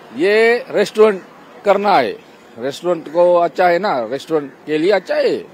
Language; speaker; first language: Hindi; non-native, learner; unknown